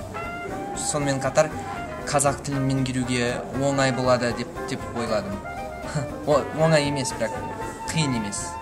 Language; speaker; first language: Kazakh; non-native, learner; English